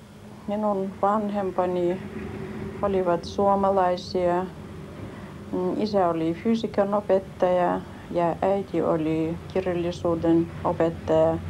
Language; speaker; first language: Finnish; early bilingual, heritage; Finnish